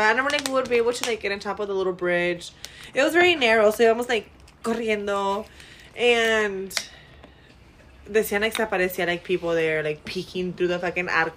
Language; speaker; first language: English; early bilingual, other home language; Spanish